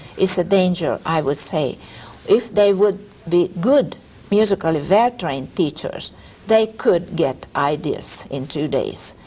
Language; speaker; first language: English; non-native, fluent; Hungarian